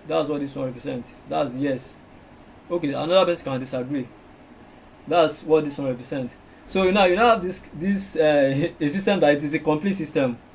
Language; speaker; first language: English; non-native, local second language; Yoruba